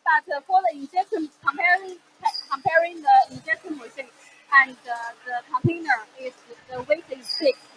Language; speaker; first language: English; non-native, fluent; Chinese